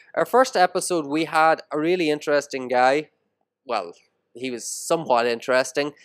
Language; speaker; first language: English; native; English